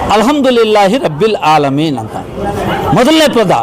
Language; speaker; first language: Kannada; non-native, local second language; Urdu